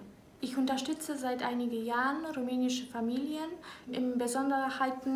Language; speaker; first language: German; early bilingual, other home language; Romanian